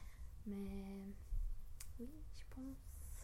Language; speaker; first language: French; non-native, learner; English